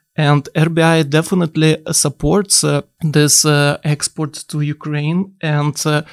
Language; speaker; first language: English; non-native, fluent; Ukrainian